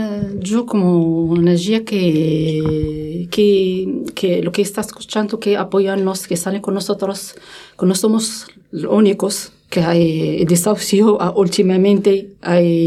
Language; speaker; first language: Spanish; non-native, learner; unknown